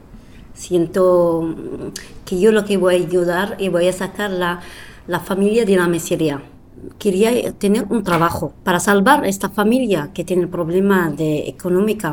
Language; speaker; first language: Spanish; non-native, fluent; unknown